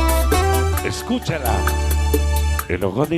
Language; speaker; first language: Spanish; native; Spanish